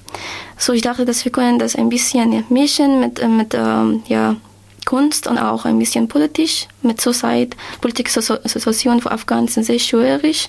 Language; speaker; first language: German; non-native, learner; Persian